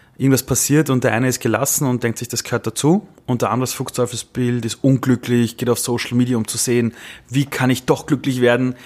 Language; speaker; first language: German; early bilingual, other home language; Persian